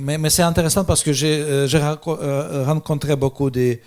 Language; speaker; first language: French; non-native, fluent; Russian